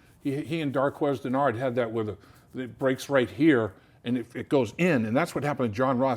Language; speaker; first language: English; native; English